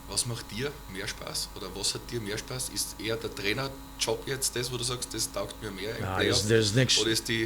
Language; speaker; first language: German; native; German